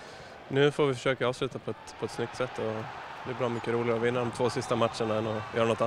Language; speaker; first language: Swedish; native; Swedish